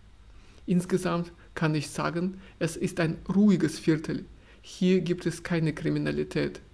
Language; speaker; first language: German; non-native, fluent; Russian